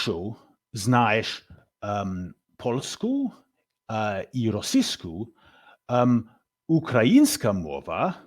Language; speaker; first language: Ukrainian; non-native, learner; English